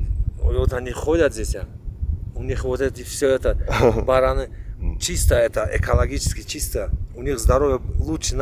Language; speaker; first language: Russian; non-native, local second language; Tajik